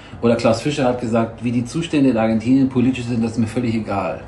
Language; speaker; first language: German; native; German